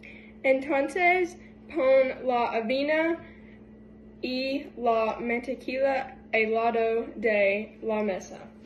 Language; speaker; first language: Spanish; non-native, learner; English